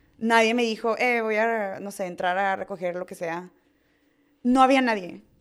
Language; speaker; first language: Spanish; early bilingual, heritage; Spanish